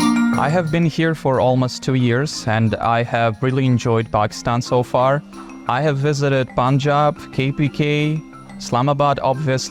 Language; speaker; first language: English; non-native, fluent; Russian